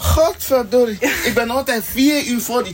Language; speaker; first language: Dutch; non-native, learner; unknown